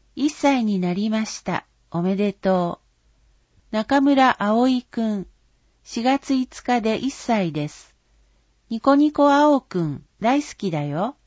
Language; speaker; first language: Japanese; native; Japanese